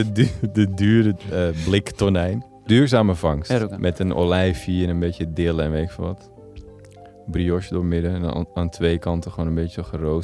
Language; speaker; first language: Dutch; native; Dutch